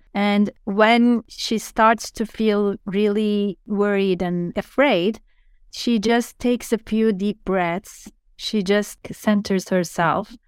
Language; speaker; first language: English; non-native, fluent; Turkish